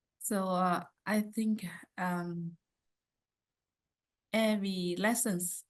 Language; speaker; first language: English; non-native, learner; Vietnamese